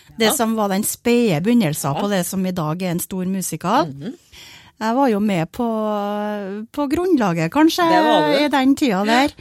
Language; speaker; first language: Norwegian; native; Norwegian